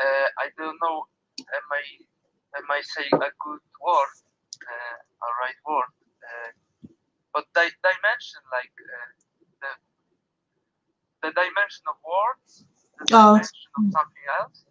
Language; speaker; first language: English; non-native, learner; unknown